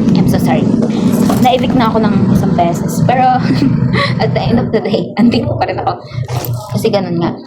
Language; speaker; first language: Filipino; non-native, local second language; Cebuano